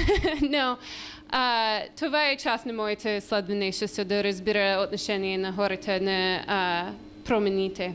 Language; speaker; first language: Bulgarian; non-native, learner; English